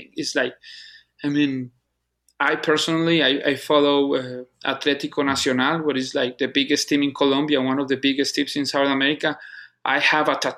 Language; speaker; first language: English; non-native, fluent; Spanish